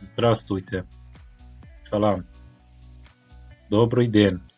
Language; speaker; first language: Russian; non-native, fluent; Turkmen